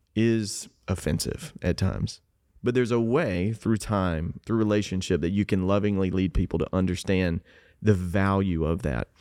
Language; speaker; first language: English; native; English